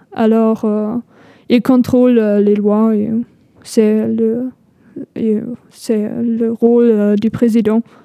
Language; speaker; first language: French; non-native, fluent; German